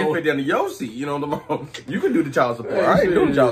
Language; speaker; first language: English; native; English